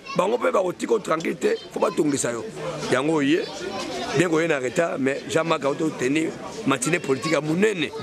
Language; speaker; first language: Lingala; native; Lingala